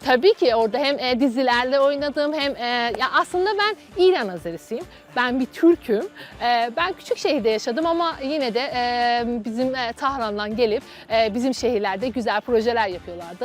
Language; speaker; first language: Turkish; non-native, fluent; Azerbaijani